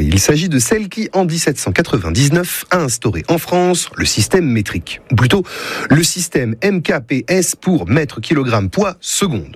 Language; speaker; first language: French; native; French